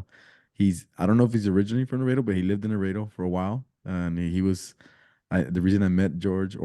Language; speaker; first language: English; early bilingual, other home language; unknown